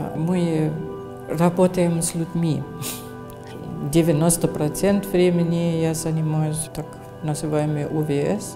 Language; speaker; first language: Russian; non-native, fluent; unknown